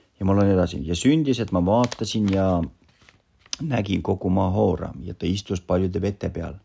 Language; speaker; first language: Estonian; non-native, local second language; Russian